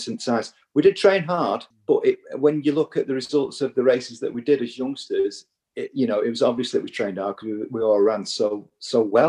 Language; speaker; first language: English; native; English